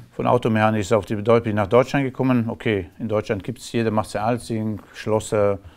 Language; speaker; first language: German; non-native, fluent; Romanian